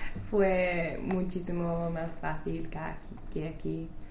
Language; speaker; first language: Spanish; non-native, fluent; English